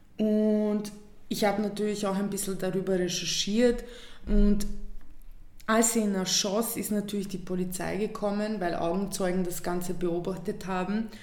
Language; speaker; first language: German; early bilingual, other home language; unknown